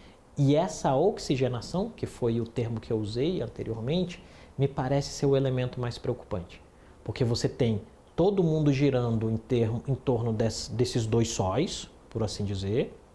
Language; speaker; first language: Portuguese; native; Portuguese